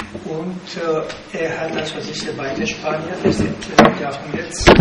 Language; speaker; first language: German; non-native, fluent; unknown